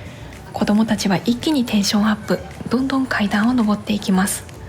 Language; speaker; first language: Japanese; native; Japanese